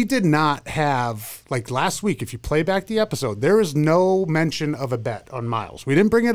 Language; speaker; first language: English; native; English